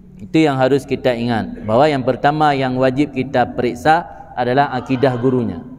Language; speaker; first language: Malay; non-native, local second language; Achinese